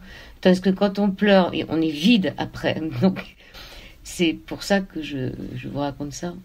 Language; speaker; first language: French; native; French